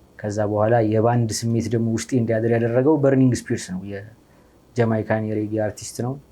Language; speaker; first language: Amharic; native; Amharic